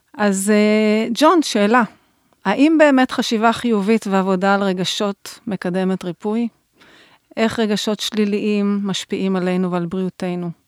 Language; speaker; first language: Hebrew; native; Hebrew